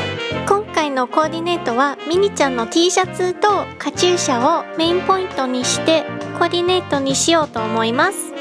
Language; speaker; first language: Japanese; non-native, fluent; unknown